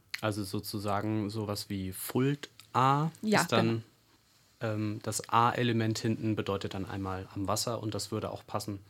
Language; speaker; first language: German; native; German